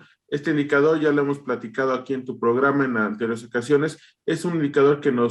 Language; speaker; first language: Spanish; native; Spanish